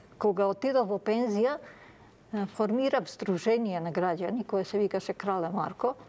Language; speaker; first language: Macedonian; early bilingual, other home language; Serbian